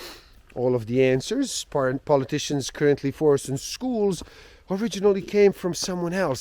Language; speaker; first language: English; native; English